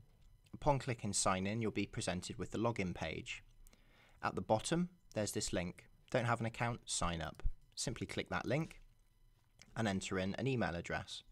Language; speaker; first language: English; native; English